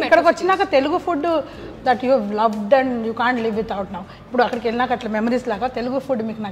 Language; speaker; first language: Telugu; native; Telugu